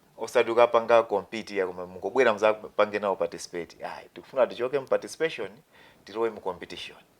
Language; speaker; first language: Nyanja; non-native, local second language; Tumbuka